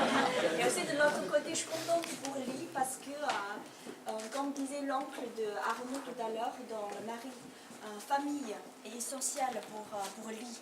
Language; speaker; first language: French; non-native, learner; Chinese